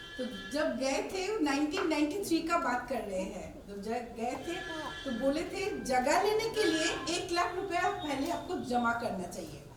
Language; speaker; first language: Hindi; non-native, local second language; Bangla